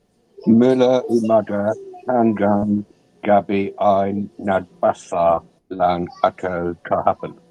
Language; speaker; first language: Filipino; non-native, learner; English